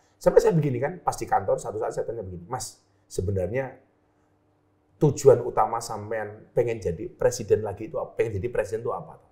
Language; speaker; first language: Indonesian; native; Indonesian